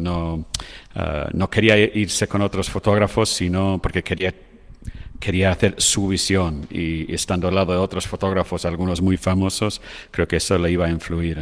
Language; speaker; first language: Spanish; non-native, fluent; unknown